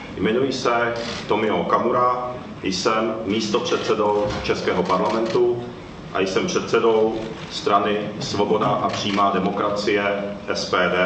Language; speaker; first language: Czech; early bilingual, other home language; Japanese